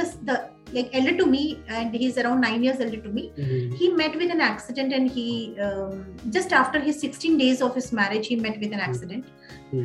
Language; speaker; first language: English; non-native, local second language; Odia